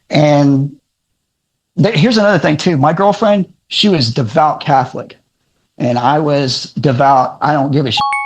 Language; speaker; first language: English; native; English